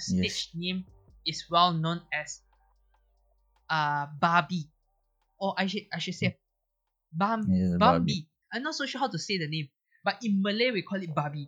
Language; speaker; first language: English; non-native, local second language; Chinese